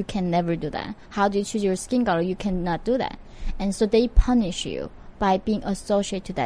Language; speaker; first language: English; non-native, fluent; Korean